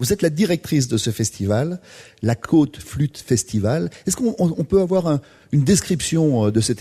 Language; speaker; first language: French; native; French